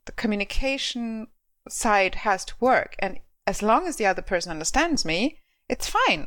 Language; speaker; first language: English; non-native, fluent; German